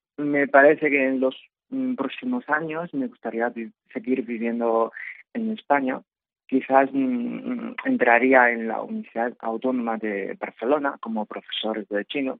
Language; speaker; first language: Spanish; non-native, fluent; Chinese